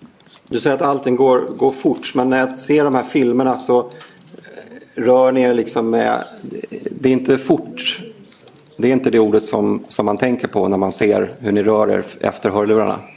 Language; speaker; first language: Swedish; native; Swedish